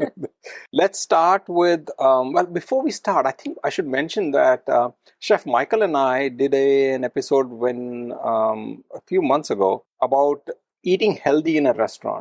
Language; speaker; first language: English; non-native, local second language; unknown